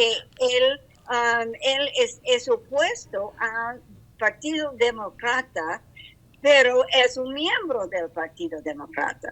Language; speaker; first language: Spanish; non-native, learner; English